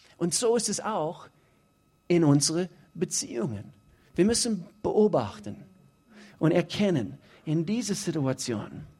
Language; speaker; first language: German; non-native, fluent; English